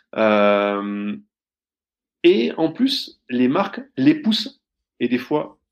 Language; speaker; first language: French; native; French